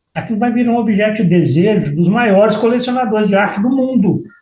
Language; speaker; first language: Portuguese; native; Portuguese